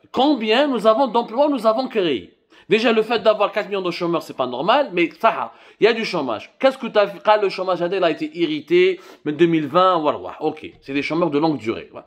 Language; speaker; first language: French; non-native, local second language; Arabic